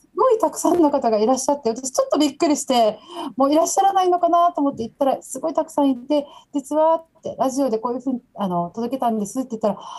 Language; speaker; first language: Japanese; native; Japanese